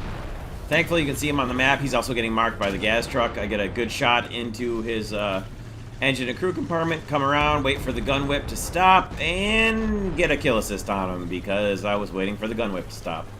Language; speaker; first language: English; native; English